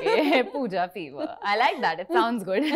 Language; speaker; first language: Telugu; non-native, learner; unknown